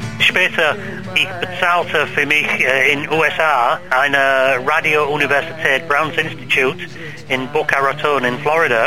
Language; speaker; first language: German; non-native, learner; English